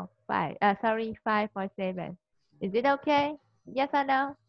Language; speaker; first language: English; non-native, fluent; Vietnamese